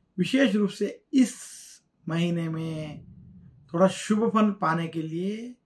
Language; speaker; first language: Hindi; non-native, local second language; Telugu